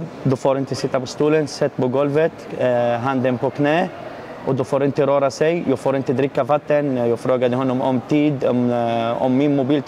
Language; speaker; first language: Swedish; non-native, learner; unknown